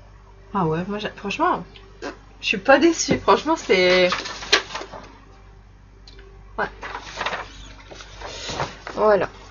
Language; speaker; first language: French; native; French